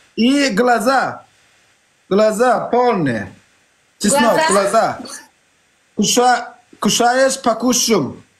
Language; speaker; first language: Russian; non-native, learner; Turkmen